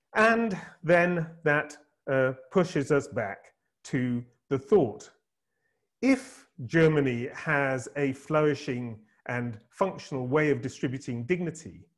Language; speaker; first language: English; native; English